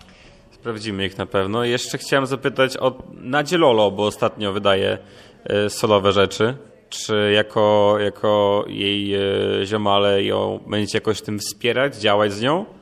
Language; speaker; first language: Polish; native; Polish